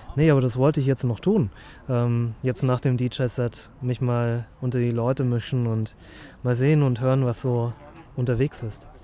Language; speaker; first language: German; native; German